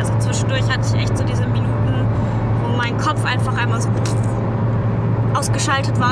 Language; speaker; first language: German; native; German